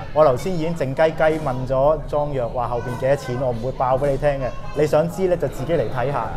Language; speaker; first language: Cantonese; native; Cantonese